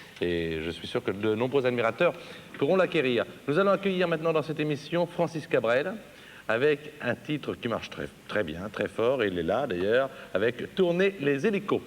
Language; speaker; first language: French; native; French